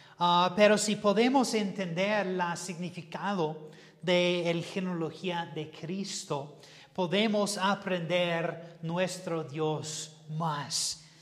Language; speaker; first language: Spanish; non-native, fluent; English